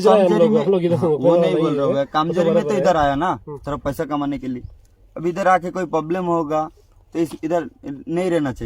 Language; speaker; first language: Hindi; non-native, learner; Bangla